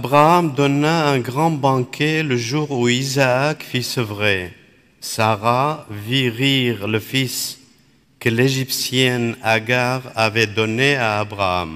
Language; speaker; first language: French; non-native, local second language; Arabic